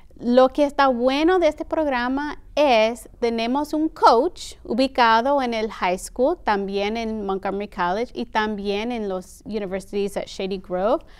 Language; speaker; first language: Spanish; early bilingual, heritage; Spanish